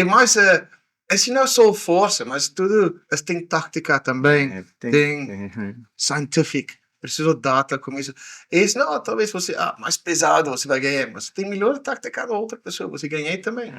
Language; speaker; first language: Portuguese; non-native, learner; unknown